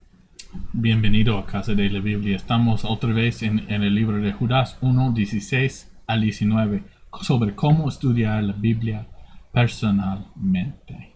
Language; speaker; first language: Spanish; non-native, fluent; English